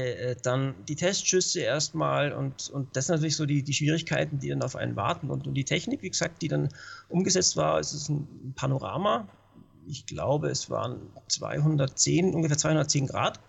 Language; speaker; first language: German; native; German